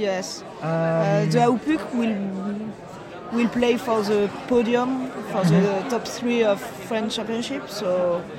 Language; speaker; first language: English; non-native, fluent; French